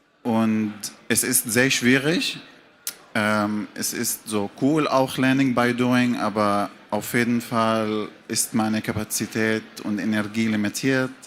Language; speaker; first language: German; non-native, fluent; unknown